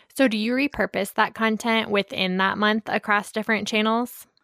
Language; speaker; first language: English; native; English